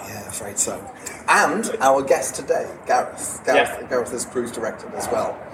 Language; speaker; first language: English; native; English